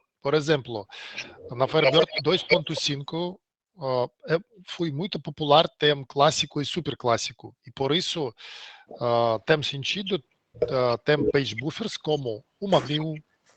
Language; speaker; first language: Portuguese; non-native, learner; Russian